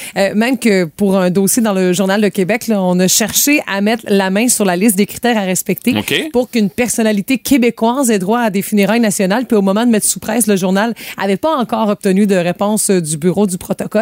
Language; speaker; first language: French; native; French